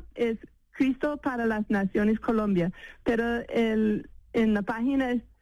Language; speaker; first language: Spanish; non-native, fluent; English